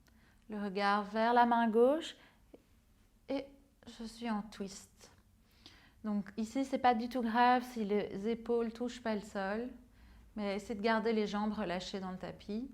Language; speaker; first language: French; native; French